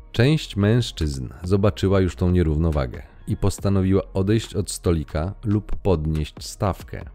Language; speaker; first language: Polish; native; Polish